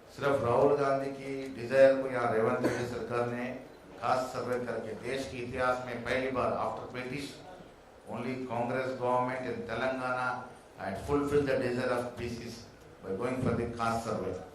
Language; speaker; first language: Hindi; non-native, local second language; Telugu